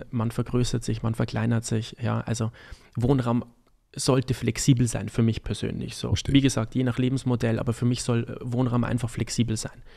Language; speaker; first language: German; native; German